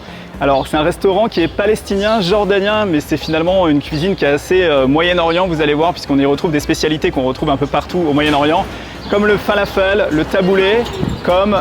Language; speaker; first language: French; native; French